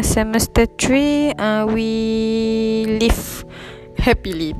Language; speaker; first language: English; non-native, learner; Malay